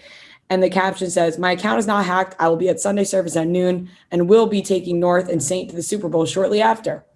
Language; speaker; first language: English; native; English